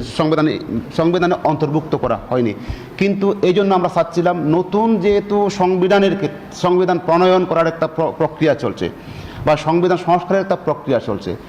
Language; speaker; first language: Bangla; non-native, local second language; Chakma